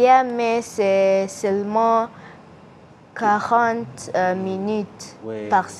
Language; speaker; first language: French; non-native, learner; English